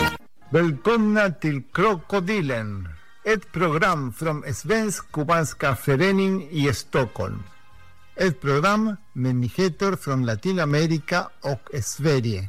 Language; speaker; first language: Swedish; non-native, fluent; Spanish